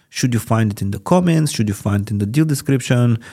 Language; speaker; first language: English; non-native, fluent; Bulgarian